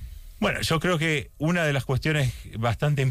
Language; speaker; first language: Spanish; native; Spanish